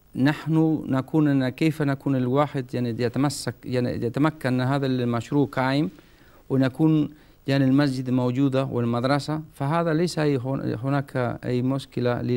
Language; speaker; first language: Arabic; non-native, learner; Spanish